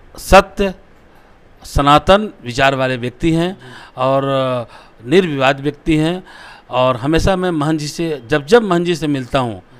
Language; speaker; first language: Hindi; native; Hindi